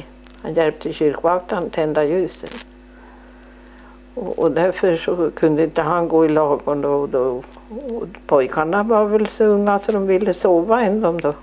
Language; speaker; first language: Swedish; native; Swedish